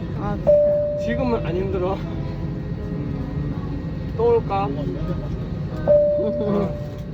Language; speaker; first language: Korean; native; Korean